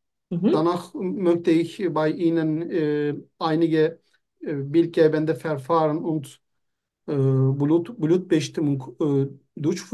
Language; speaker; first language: German; non-native, fluent; Turkish